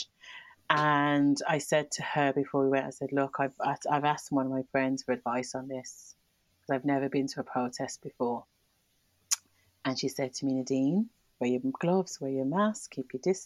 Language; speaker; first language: English; native; English